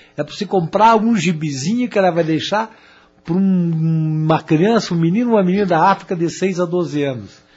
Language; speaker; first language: Portuguese; native; Portuguese